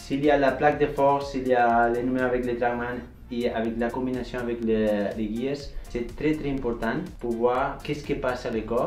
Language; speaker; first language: French; non-native, learner; Spanish